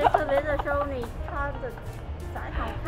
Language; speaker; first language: Chinese; non-native, learner; Vietnamese